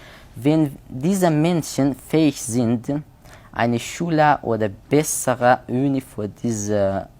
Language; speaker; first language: German; non-native, learner; Persian